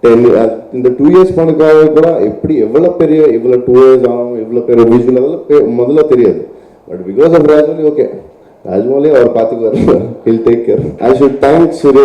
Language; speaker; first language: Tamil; non-native, learner; Telugu